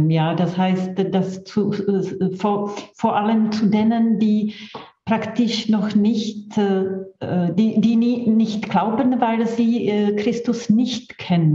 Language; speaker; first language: German; non-native, fluent; Czech